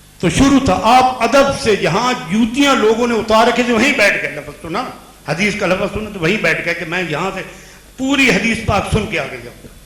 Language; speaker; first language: Urdu; non-native, local second language; Punjabi